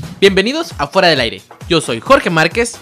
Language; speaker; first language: Spanish; native; Spanish